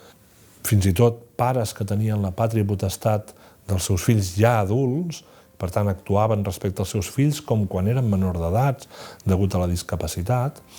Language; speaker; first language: Catalan; native; Catalan